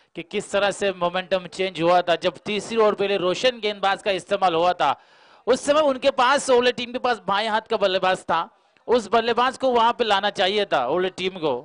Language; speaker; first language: Hindi; non-native, local second language; Marathi